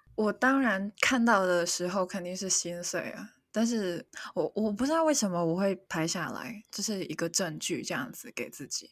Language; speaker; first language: Chinese; non-native, local second language; Cantonese